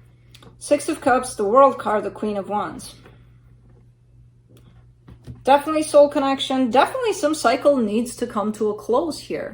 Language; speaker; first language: English; native; English